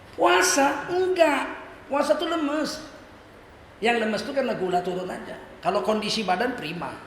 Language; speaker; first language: Indonesian; native; Indonesian